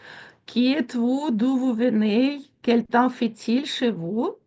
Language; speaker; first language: French; non-native, fluent; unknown